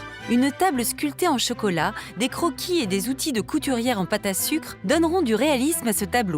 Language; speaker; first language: French; native; French